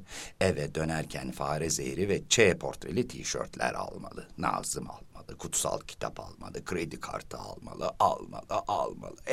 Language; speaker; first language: Turkish; native; Turkish